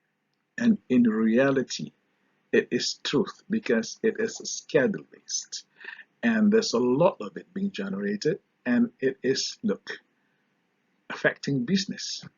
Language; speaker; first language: English; non-native, local second language; Malay